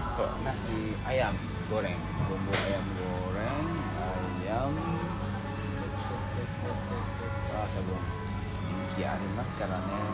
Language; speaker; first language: Japanese; non-native, fluent; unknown